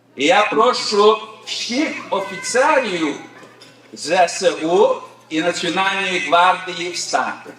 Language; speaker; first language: Ukrainian; early bilingual, heritage; Ukrainian